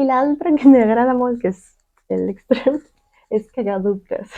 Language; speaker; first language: Catalan; non-native, fluent; Spanish